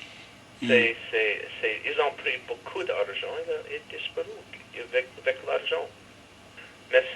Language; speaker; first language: French; non-native, learner; English